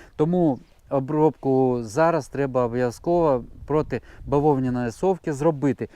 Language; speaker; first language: Ukrainian; non-native, local second language; Russian